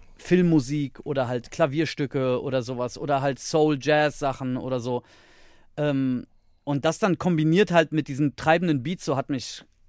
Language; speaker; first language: German; early bilingual, heritage; Greek